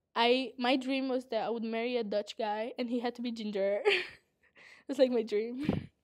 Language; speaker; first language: English; non-native, fluent; Portuguese